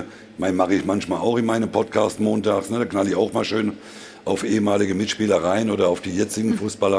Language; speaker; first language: German; native; German